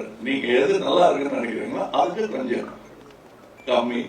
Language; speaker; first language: Tamil; native; Tamil